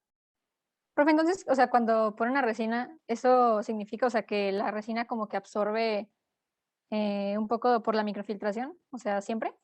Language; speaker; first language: Spanish; native; Spanish